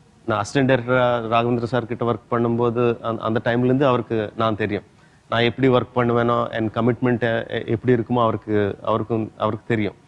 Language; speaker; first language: Tamil; non-native, fluent; Telugu